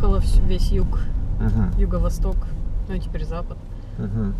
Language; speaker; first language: Russian; native; Russian